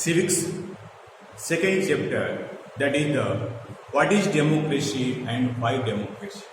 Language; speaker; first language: English; non-native, local second language; Hindi